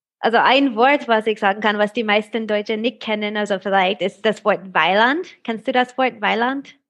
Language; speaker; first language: German; non-native, fluent; English